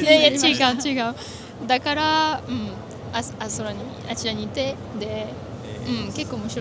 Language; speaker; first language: Japanese; non-native, fluent; French